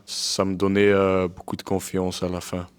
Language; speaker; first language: French; non-native, local second language; Dutch